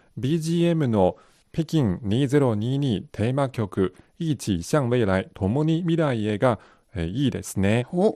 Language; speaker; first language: Japanese; non-native, fluent; Chinese